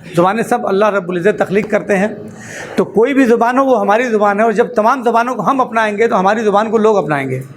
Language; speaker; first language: Urdu; native; Urdu